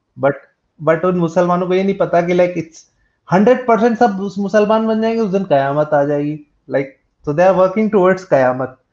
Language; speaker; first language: Hindi; native; Hindi